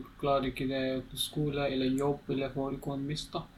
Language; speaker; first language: Norwegian; non-native, learner; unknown